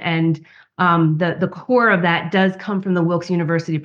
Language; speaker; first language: English; native; English